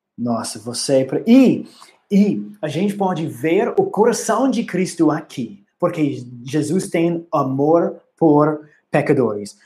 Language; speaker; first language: Portuguese; non-native, learner; English